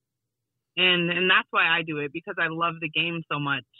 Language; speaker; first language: English; native; English